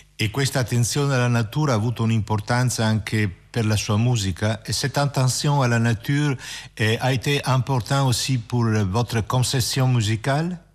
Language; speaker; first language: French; non-native, fluent; Italian